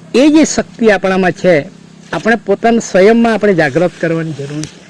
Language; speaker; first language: Gujarati; non-native, local second language; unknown